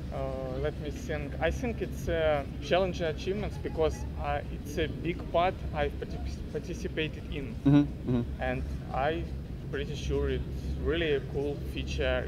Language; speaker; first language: English; non-native, learner; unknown